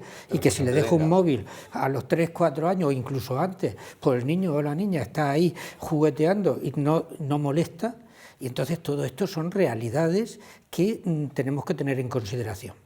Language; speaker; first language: Spanish; native; Spanish